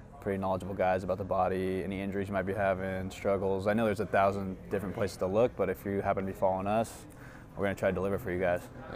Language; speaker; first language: English; native; English